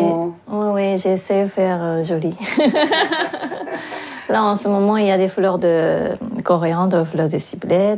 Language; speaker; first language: French; non-native, fluent; Japanese